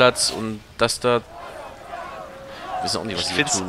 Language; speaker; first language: German; native; German